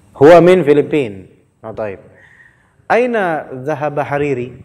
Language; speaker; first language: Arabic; non-native, fluent; Indonesian